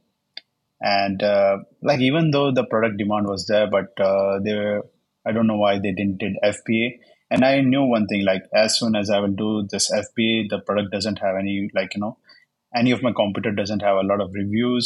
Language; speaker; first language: English; non-native, local second language; Hindi